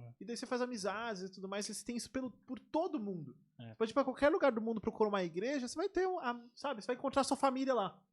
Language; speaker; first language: Portuguese; native; Portuguese